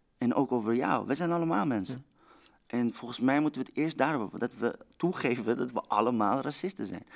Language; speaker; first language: Dutch; early bilingual, other home language; Persian